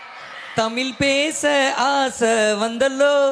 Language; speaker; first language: Tamil; native; Tamil